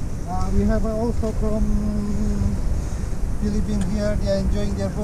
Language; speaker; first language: English; non-native, learner; Indonesian